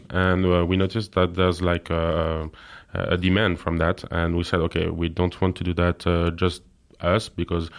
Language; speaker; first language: English; non-native, fluent; French